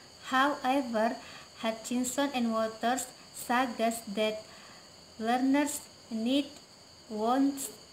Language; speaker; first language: English; non-native, fluent; Indonesian